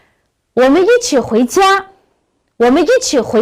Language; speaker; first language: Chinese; non-native, local second language; Uyghur